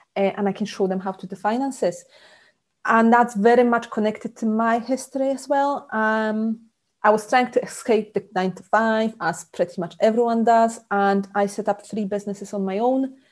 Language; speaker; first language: English; non-native, fluent; Polish